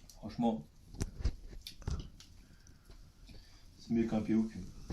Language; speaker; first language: French; native; French